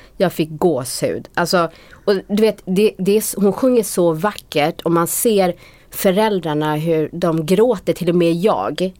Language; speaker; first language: Swedish; native; Swedish